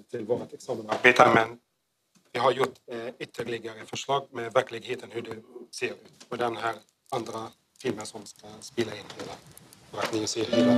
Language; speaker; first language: Swedish; non-native, learner; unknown